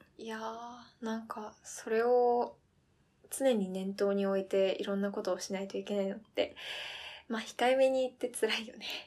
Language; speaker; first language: Japanese; early bilingual, heritage; Japanese